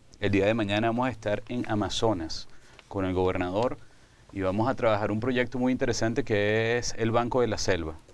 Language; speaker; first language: Spanish; native; Spanish